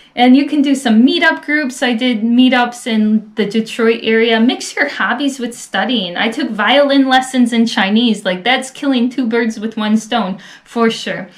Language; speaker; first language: English; native; English